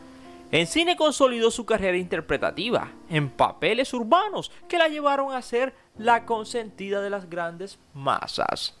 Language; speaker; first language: Spanish; native; Spanish